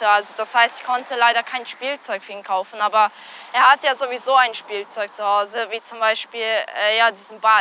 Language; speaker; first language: German; early bilingual, other home language; Hungarian